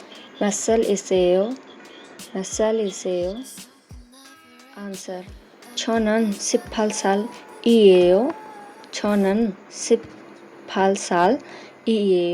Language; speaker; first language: Korean; non-native, learner; Hindi